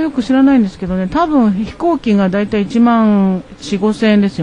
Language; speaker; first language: Japanese; native; Japanese